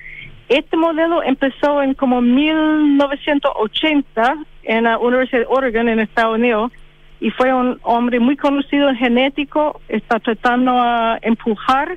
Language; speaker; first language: Spanish; non-native, fluent; English